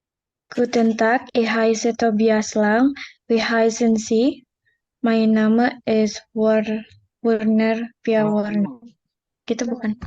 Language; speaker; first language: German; non-native, learner; Indonesian